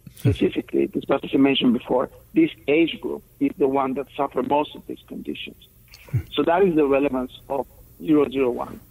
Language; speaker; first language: English; non-native, fluent; Spanish